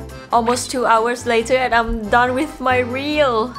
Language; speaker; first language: English; non-native, fluent; Thai